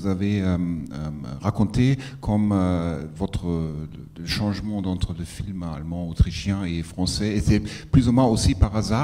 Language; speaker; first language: French; non-native, fluent; German